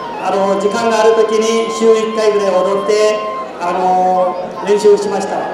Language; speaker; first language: Japanese; non-native, fluent; Newari